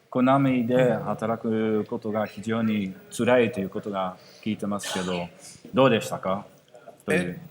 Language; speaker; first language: Japanese; non-native, fluent; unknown